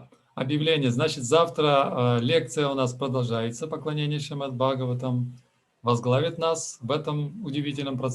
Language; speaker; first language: Russian; native; Russian